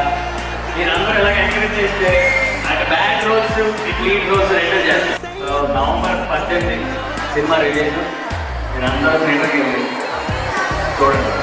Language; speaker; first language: Telugu; native; Telugu